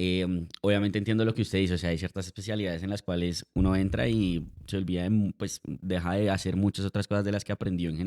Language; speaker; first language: Spanish; native; Spanish